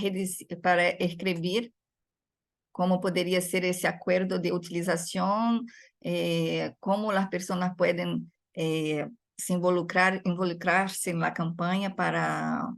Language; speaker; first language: Spanish; non-native, fluent; Portuguese